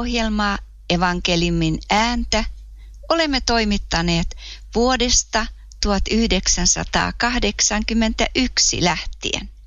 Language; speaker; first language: Finnish; native; Finnish